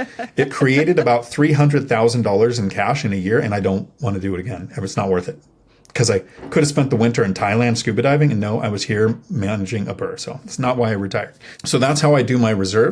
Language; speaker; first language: English; native; English